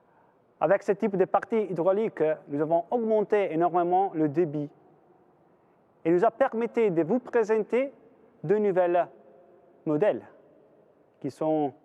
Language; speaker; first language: French; non-native, fluent; Italian